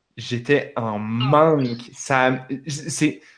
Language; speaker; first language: French; native; French